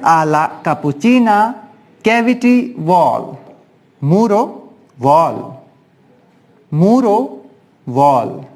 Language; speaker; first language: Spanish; non-native, learner; Hindi